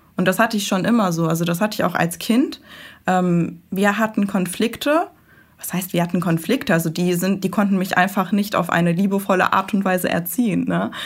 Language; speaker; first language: German; early bilingual, other home language; Persian